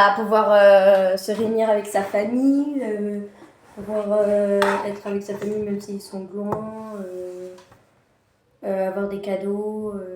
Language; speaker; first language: French; native; French